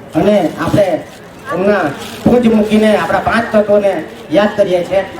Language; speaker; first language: Gujarati; non-native, local second language; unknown